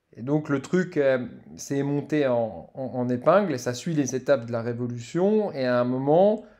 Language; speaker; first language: French; native; French